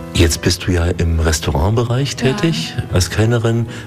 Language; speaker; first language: German; native; German